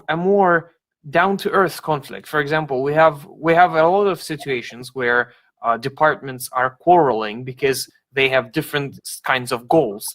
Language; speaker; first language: English; non-native, fluent; Russian